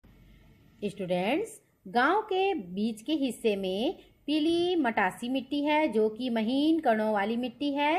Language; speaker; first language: Hindi; native; Hindi